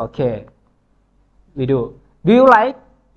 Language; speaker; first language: English; non-native, fluent; Indonesian